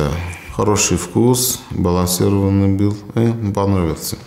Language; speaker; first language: Russian; non-native, learner; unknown